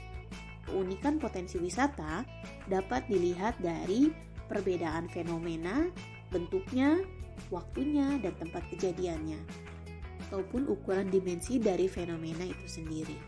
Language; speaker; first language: Indonesian; native; Indonesian